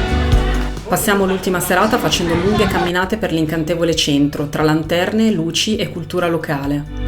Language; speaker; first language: Italian; native; Italian